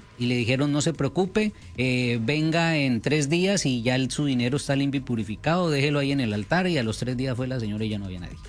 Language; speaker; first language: Spanish; native; Spanish